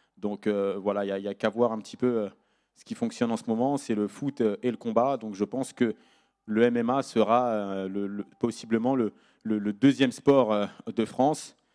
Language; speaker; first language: French; native; French